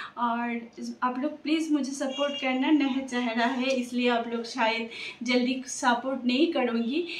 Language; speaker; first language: Hindi; non-native, local second language; Bangla